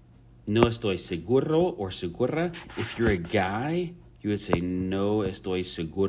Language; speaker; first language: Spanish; non-native, fluent; English